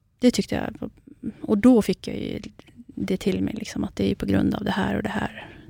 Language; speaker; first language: Swedish; early bilingual, other home language; Kurdish